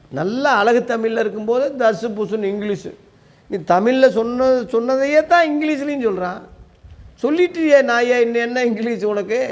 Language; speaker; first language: Tamil; non-native, local second language; Telugu